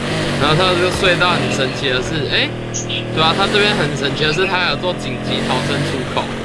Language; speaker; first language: Chinese; native; Chinese